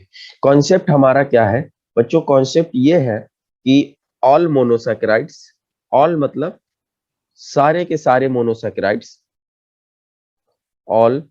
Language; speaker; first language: Hindi; native; Hindi